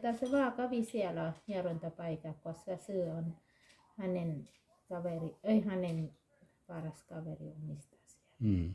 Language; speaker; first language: Finnish; non-native, learner; Thai